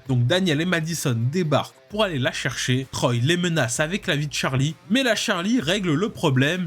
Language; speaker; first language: French; native; French